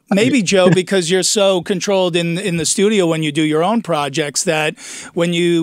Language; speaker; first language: English; native; English